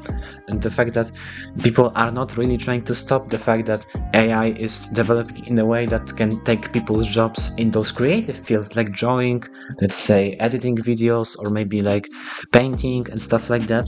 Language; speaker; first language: English; non-native, fluent; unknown